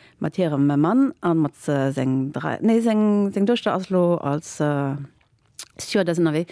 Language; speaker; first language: Luxembourgish; early bilingual, other home language; Spanish